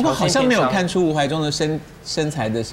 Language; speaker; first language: Chinese; native; Chinese